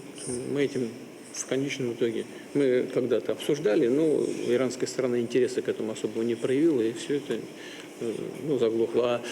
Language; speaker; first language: Russian; native; Russian